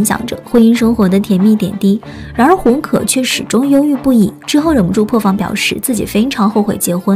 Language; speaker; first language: Chinese; native; Chinese